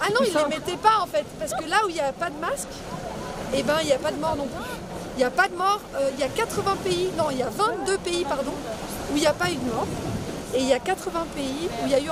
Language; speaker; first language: French; native; French